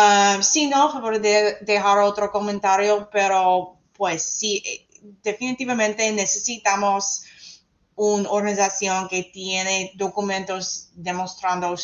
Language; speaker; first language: Spanish; non-native, fluent; English